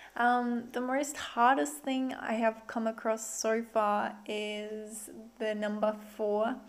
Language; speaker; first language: English; native; English